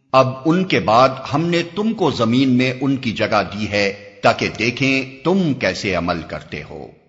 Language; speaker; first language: Urdu; native; Urdu